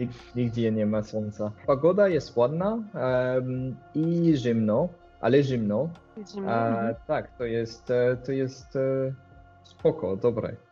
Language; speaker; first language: Polish; non-native, learner; French